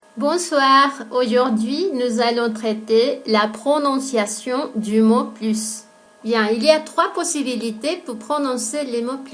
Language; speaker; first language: French; non-native, fluent; Spanish